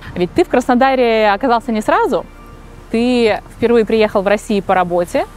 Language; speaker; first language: Russian; native; Russian